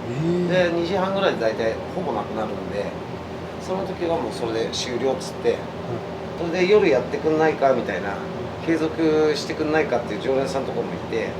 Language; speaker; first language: Japanese; native; Japanese